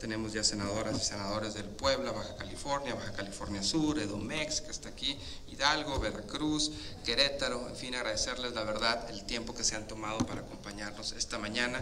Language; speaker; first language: Spanish; native; Spanish